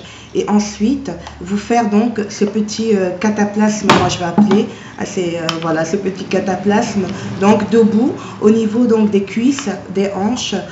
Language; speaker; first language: French; native; French